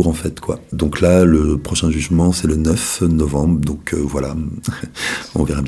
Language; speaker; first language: French; native; French